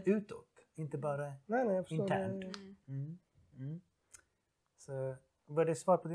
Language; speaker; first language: Swedish; non-native, fluent; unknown